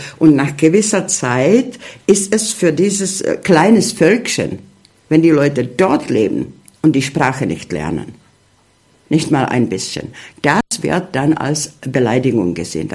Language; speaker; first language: German; early bilingual, heritage; Czech